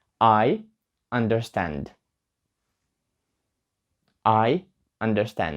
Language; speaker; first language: English; non-native, learner; Ukrainian